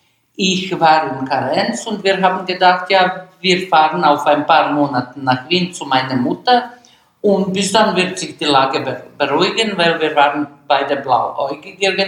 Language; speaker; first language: German; non-native, learner; Bosnian